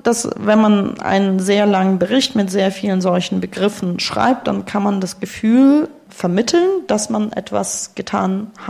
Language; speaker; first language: German; early bilingual, other home language; Russian